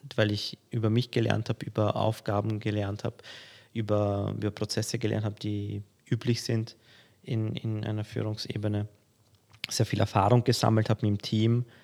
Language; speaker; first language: German; early bilingual, other home language; Polish